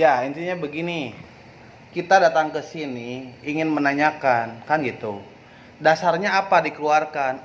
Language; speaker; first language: Indonesian; native; Indonesian